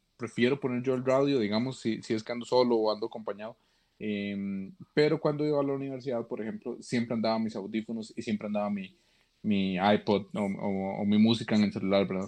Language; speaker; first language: Spanish; native; Spanish